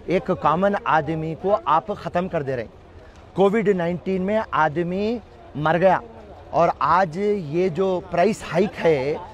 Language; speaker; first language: Hindi; non-native, local second language; Urdu